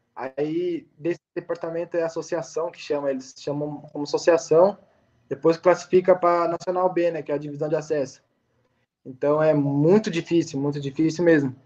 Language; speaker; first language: Portuguese; native; Portuguese